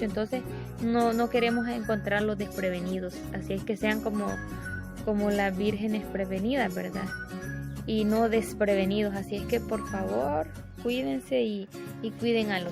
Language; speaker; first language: Spanish; native; Spanish